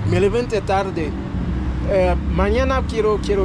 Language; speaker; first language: Spanish; non-native, learner; Haitian Creole